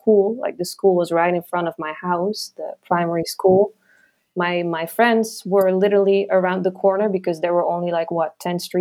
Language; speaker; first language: English; non-native, fluent; Dutch